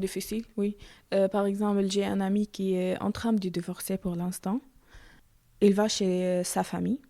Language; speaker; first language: French; non-native, learner; Arabic